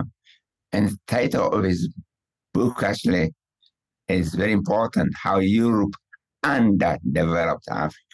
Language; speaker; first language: English; non-native, local second language; Kikuyu